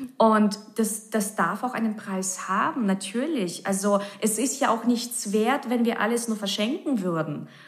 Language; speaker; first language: German; native; German